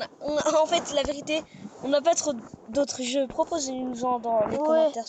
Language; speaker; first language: French; native; French